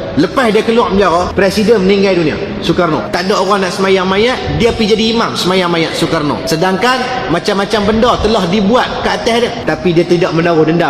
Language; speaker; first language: Malay; native; Malay